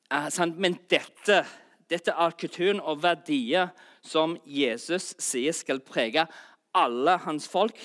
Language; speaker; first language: Norwegian; non-native, fluent; English